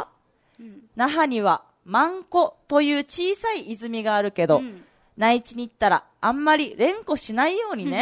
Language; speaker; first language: Japanese; native; Japanese